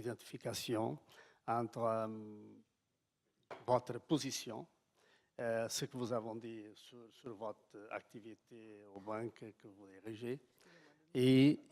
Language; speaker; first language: French; non-native, fluent; Portuguese